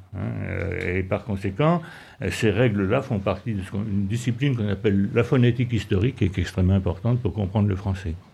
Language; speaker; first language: French; native; French